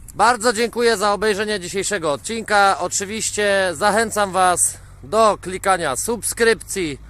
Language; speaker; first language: Polish; native; Polish